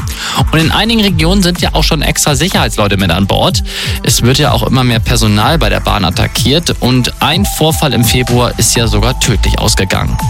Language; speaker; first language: German; native; German